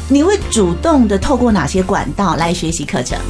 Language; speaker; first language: Chinese; native; Chinese